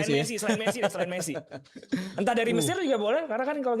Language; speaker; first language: Indonesian; native; Indonesian